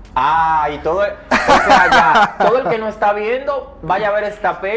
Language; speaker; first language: Spanish; native; Spanish